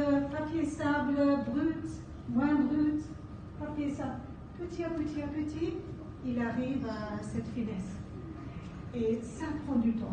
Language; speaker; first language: French; non-native, fluent; English